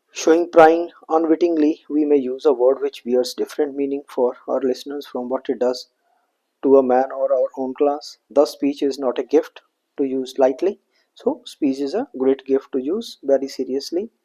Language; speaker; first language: English; non-native, local second language; Punjabi